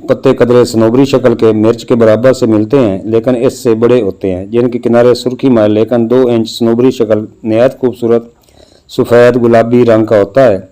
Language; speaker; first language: Urdu; non-native, local second language; Punjabi